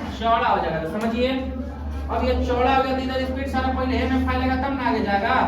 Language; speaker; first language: Hindi; native; Hindi